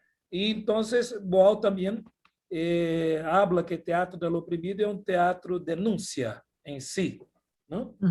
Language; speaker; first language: Portuguese; non-native, fluent; Spanish